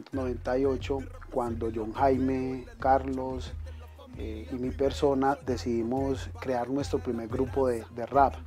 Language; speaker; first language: Spanish; native; Spanish